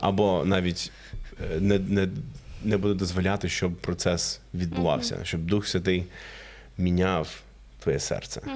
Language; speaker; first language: Ukrainian; non-native, fluent; English